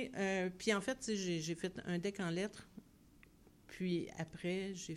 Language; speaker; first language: French; native; French